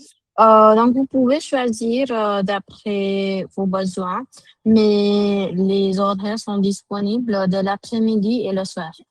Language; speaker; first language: French; non-native, fluent; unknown